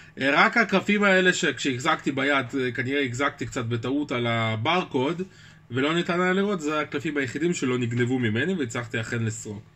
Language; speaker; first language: Hebrew; early bilingual, other home language; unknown